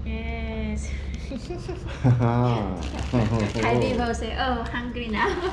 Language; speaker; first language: English; non-native, learner; Thai